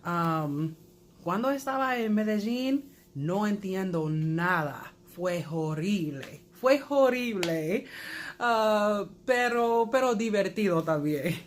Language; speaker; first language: Spanish; non-native, learner; English